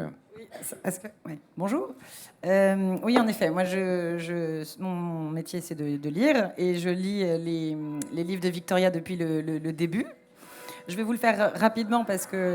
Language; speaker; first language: French; native; French